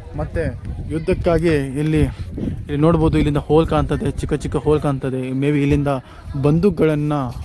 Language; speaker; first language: Kannada; non-native, local second language; Marathi